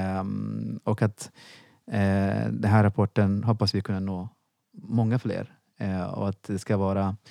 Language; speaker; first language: Swedish; non-native, fluent; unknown